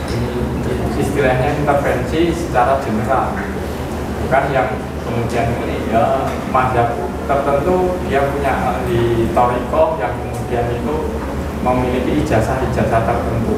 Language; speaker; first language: Indonesian; native; Indonesian